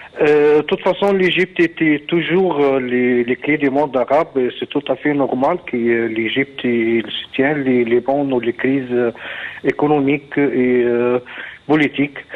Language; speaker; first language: French; non-native, fluent; Arabic